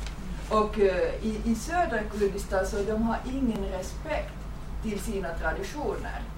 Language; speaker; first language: Swedish; non-native, fluent; Finnish